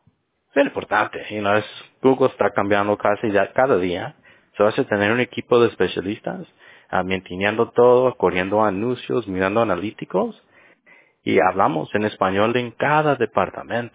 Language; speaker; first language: Spanish; early bilingual, heritage; Spanish